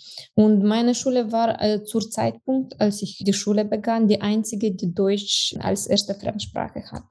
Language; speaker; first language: German; non-native, fluent; Romanian